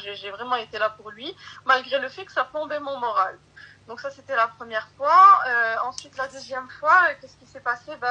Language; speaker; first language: French; early bilingual, other home language; Arabic